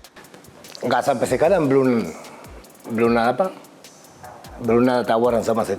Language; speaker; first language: Indonesian; non-native, fluent; Spanish